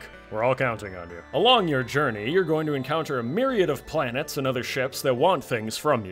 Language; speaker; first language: English; native; English